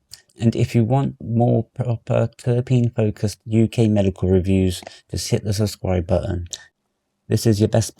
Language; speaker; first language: English; native; English